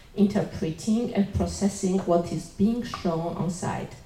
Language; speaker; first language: English; non-native, fluent; Georgian